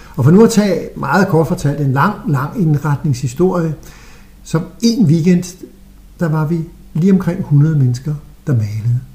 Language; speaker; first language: Danish; native; Danish